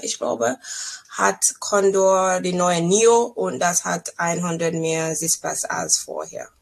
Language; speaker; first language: German; non-native, learner; English